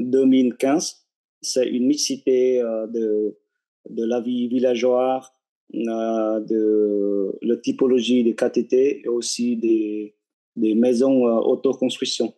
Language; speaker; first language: French; non-native, fluent; Vietnamese